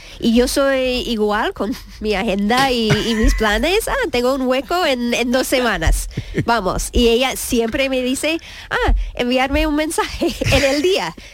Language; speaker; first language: Spanish; non-native, learner; English